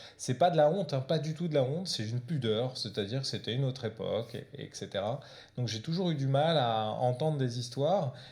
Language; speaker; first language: French; early bilingual, other home language; Portuguese